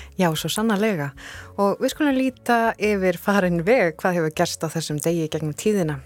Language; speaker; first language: Icelandic; native; Icelandic